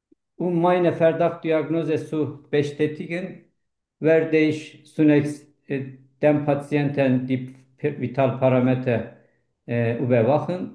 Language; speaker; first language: German; non-native, learner; Turkish